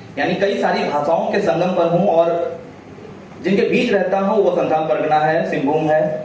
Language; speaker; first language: Hindi; non-native, local second language; Odia